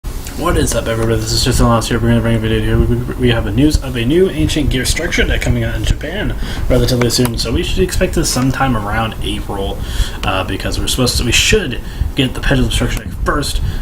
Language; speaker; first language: English; native; English